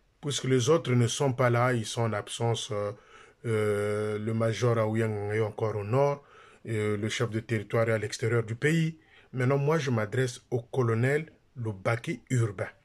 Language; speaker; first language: French; non-native, local second language; Lingala